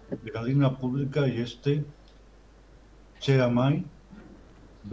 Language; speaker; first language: Romanian; non-native, learner; Spanish